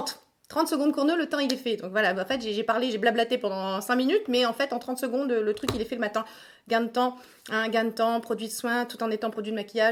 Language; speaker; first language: French; native; French